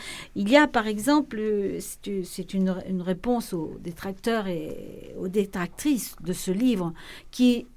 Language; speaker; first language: French; native; French